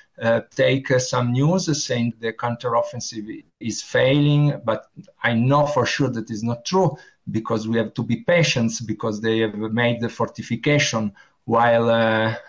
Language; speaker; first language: English; non-native, learner; Italian